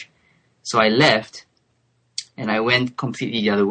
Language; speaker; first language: English; native; English